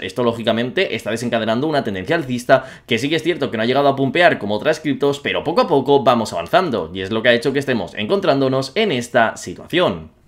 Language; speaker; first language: Spanish; native; Spanish